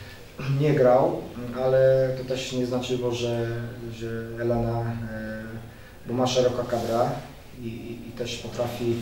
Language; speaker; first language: Polish; non-native, fluent; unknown